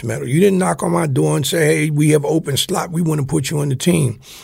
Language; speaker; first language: English; native; English